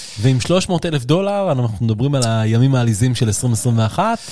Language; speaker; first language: Hebrew; native; Hebrew